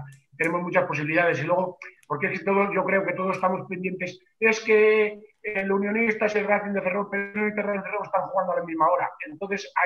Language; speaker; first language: Spanish; native; Spanish